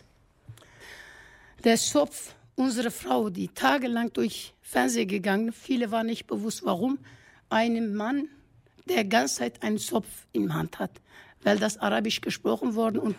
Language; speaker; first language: German; non-native, fluent; Kurdish